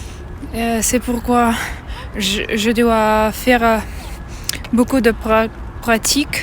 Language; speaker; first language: French; non-native, learner; Russian